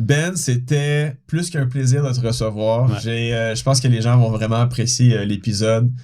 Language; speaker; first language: French; native; French